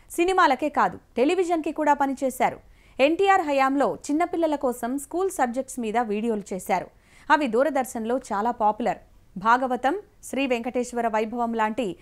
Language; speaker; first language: Telugu; native; Telugu